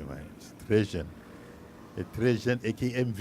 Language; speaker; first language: French; non-native, local second language; Wolof